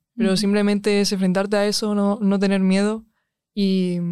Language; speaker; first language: Spanish; native; Spanish